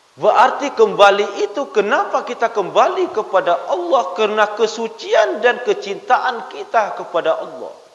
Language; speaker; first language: Malay; non-native, local second language; Minangkabau